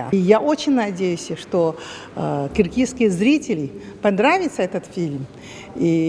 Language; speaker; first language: Russian; non-native, learner; Chinese